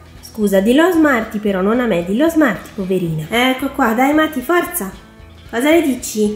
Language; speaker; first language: Italian; native; Italian